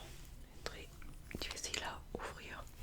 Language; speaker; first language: French; non-native, fluent; English